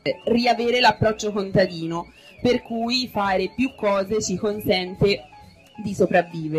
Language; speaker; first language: Italian; native; Italian